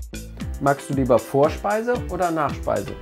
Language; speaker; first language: German; native; German